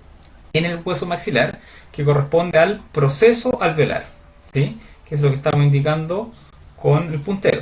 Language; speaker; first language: Spanish; native; Spanish